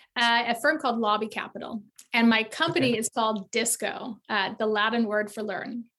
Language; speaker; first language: English; native; English